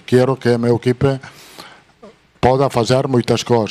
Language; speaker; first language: Portuguese; non-native, fluent; Italian